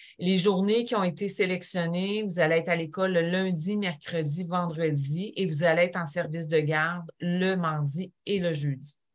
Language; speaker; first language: French; native; French